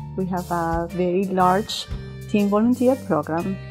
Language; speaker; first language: English; non-native, fluent; Spanish